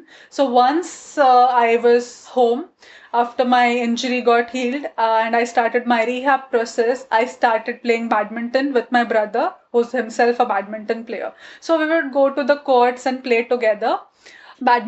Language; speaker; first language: English; non-native, local second language; Gujarati